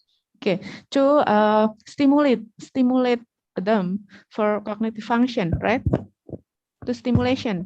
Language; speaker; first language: English; non-native, learner; Indonesian